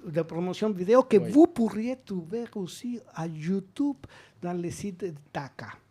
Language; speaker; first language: French; non-native, learner; Spanish